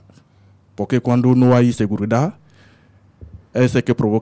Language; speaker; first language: Spanish; non-native, learner; French